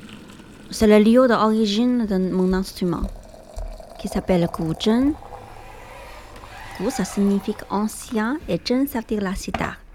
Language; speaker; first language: French; non-native, learner; Chinese